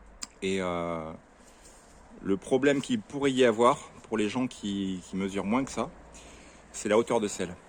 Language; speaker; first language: French; native; French